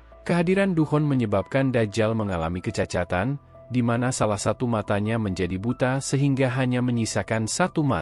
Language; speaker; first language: Indonesian; native; Indonesian